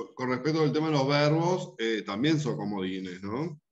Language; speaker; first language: Spanish; native; Spanish